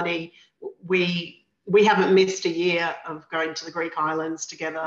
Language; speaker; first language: English; native; English